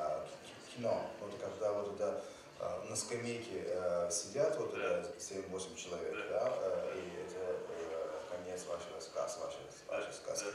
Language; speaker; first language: Russian; non-native, learner; Turkish